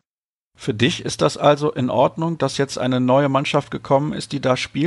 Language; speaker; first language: German; native; German